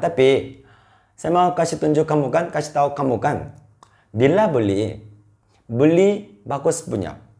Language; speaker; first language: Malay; non-native, fluent; Korean